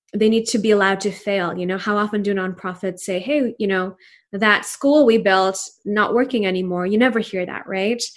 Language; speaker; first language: English; non-native, local second language; Urdu